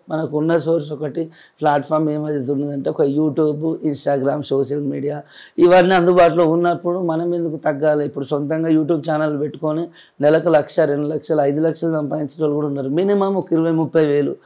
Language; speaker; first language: Telugu; native; Telugu